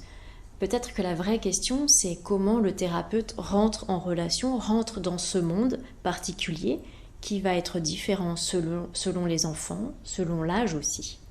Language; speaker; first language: French; native; French